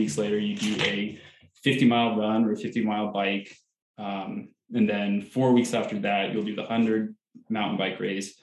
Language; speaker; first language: English; native; English